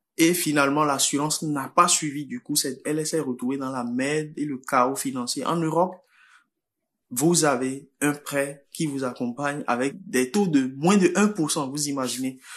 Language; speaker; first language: French; non-native, local second language; Fon